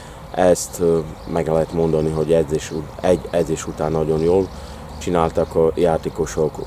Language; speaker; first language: Hungarian; non-native, fluent; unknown